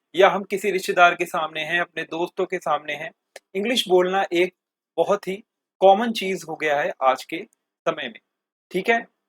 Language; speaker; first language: Hindi; native; Hindi